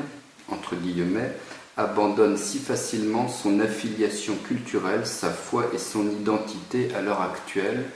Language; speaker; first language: French; native; French